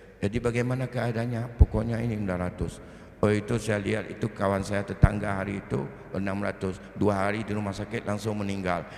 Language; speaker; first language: Malay; non-native, local second language; Achinese